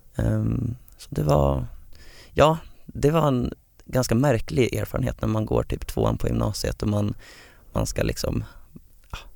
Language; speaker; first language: Swedish; native; Swedish